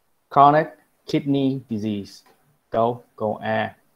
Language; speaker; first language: English; non-native, fluent; Vietnamese